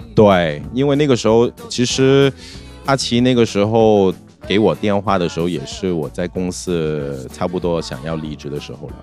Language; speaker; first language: Chinese; non-native, local second language; Cantonese